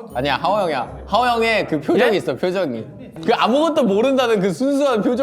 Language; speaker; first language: Korean; native; Korean